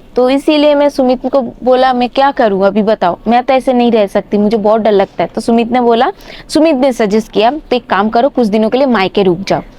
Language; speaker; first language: Hindi; non-native, local second language; Bangla